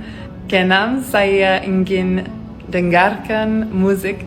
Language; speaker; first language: Indonesian; non-native, learner; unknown